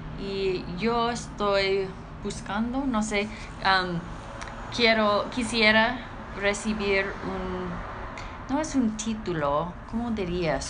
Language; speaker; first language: Spanish; non-native, learner; English